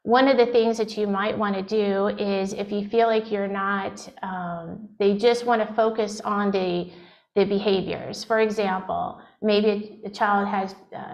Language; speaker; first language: English; native; English